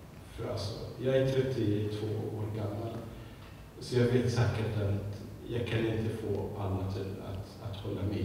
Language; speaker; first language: Swedish; non-native, fluent; Arabic